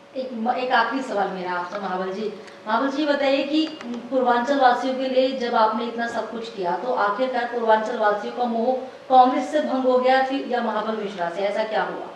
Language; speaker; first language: Hindi; native; Hindi